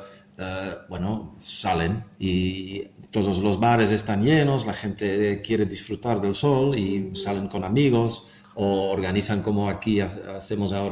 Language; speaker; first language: Spanish; non-native, fluent; Dutch